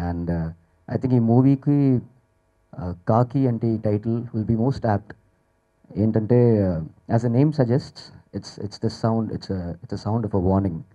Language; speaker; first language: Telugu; non-native, learner; Tamil